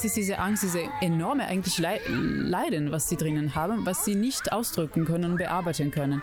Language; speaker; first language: German; non-native, fluent; Italian